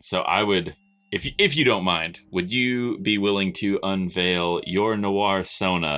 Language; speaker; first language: English; native; English